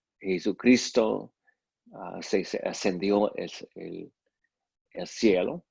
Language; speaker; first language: Spanish; non-native, fluent; English